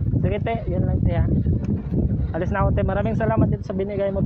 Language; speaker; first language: Filipino; non-native, local second language; Cebuano